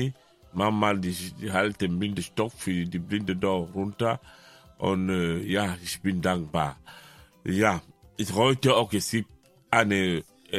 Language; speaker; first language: German; non-native, learner; French